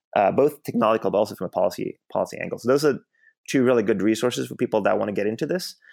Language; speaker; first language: English; non-native, fluent; Swedish